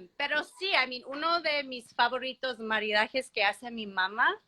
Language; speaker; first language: Spanish; early bilingual, heritage; Spanish